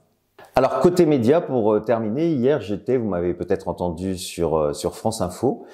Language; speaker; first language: French; native; French